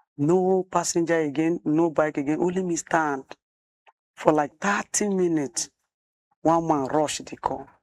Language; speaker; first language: Nigerian Pidgin; non-native, local second language; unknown